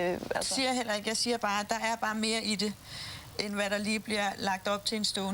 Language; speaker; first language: Danish; native; Danish